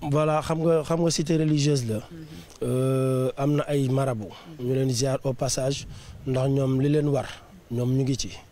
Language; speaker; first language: Wolof; native; Wolof